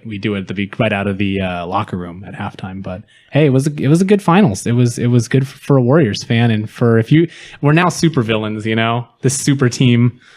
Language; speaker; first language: English; native; English